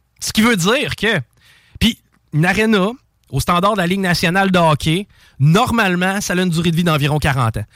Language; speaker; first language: French; native; French